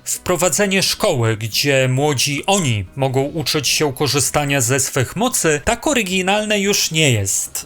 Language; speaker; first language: Polish; native; Polish